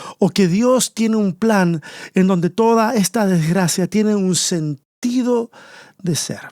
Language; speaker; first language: Spanish; native; Spanish